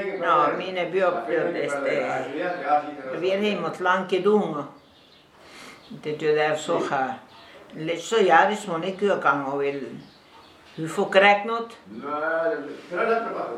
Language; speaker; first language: German; early bilingual, heritage; German